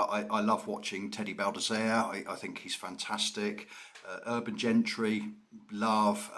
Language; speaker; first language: English; native; English